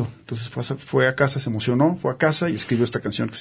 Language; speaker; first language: Spanish; native; Spanish